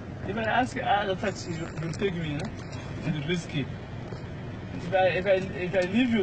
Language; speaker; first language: English; non-native, learner; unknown